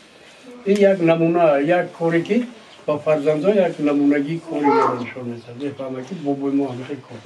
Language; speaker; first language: Persian; native; Persian